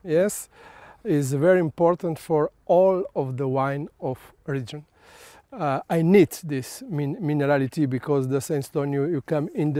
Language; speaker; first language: English; non-native, learner; Slovenian